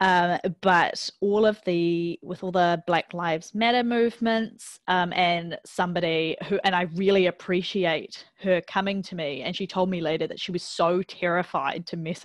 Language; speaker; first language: English; native; English